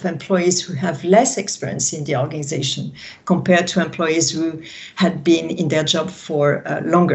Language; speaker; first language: English; non-native, fluent; French